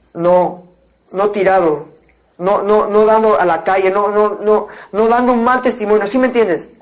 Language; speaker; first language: Spanish; native; Spanish